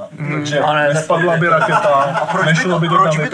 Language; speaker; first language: Czech; native; Czech